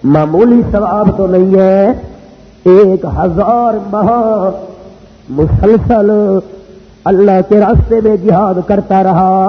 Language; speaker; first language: Urdu; non-native, local second language; Punjabi